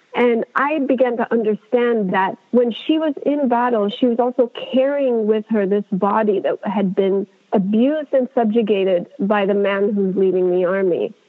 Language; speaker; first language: English; non-native, fluent; Amharic